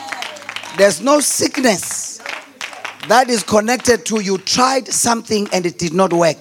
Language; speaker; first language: English; non-native, local second language; Zulu